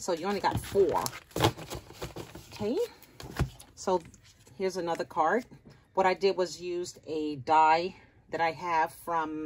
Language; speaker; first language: English; native; English